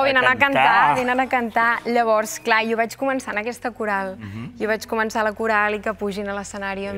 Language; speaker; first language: Catalan; native; Catalan